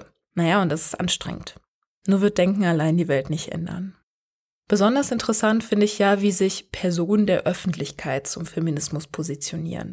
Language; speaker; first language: German; native; German